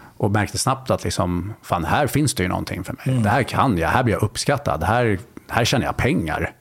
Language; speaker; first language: Swedish; native; Swedish